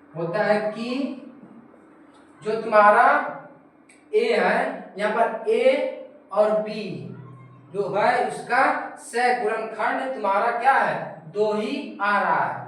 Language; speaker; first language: Hindi; native; Hindi